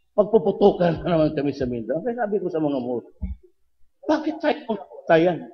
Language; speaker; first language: Filipino; non-native, local second language; Cebuano